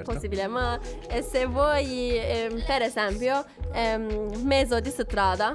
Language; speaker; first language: Italian; non-native, learner; Turkish